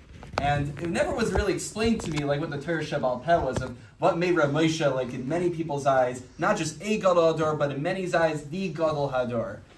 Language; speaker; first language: English; native; English